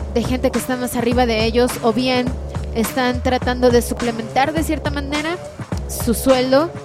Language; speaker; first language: Spanish; native; Spanish